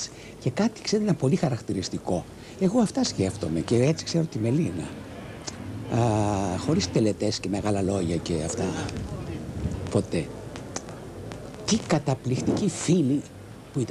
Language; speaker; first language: Greek; native; Greek